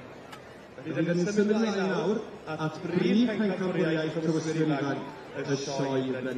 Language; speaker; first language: Welsh; native; Welsh